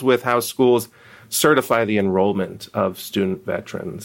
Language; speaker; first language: English; native; English